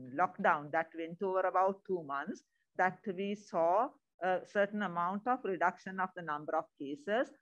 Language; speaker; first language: English; non-native, local second language; Sinhala